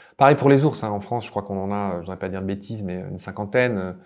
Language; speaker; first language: French; native; French